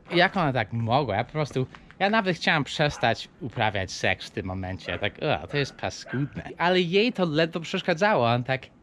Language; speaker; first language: Polish; early bilingual, heritage; English